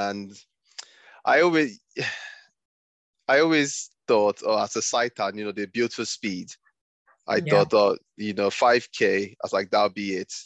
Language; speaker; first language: English; non-native, local second language; Yoruba